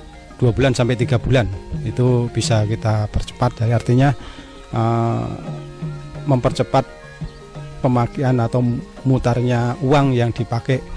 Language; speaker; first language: Indonesian; non-native, local second language; Javanese